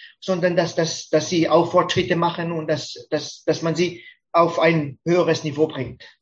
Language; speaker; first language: German; non-native, fluent; Romanian